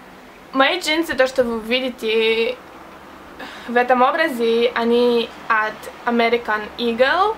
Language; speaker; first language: Russian; early bilingual, heritage; Russian